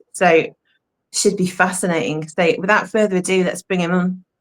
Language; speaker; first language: English; native; English